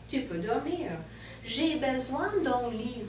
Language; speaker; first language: French; non-native, fluent; English